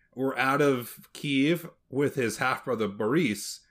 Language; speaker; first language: English; native; English